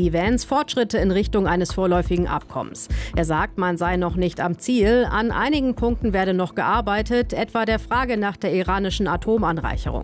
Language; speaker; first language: German; native; German